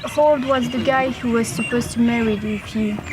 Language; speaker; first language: English; non-native, learner; French